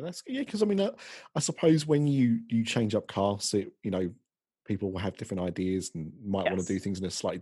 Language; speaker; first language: English; native; English